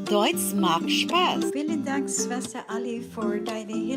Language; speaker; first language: German; non-native, fluent; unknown